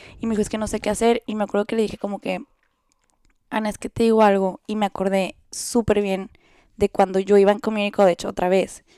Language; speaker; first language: Spanish; native; Spanish